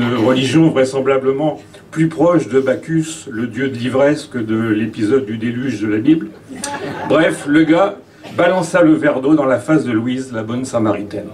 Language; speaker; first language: French; native; French